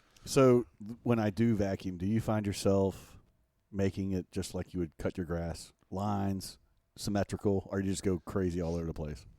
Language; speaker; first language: English; native; English